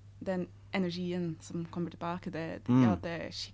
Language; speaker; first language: Norwegian; non-native, fluent; English